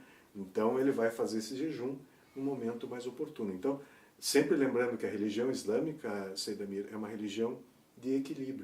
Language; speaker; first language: Portuguese; native; Portuguese